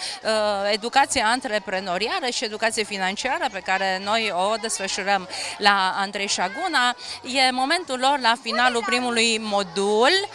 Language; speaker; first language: Romanian; native; Romanian